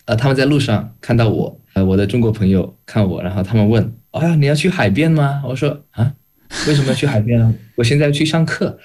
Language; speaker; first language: Chinese; non-native, fluent; Indonesian